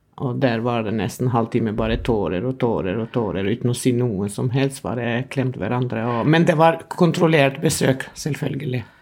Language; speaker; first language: Norwegian; non-native, fluent; Albanian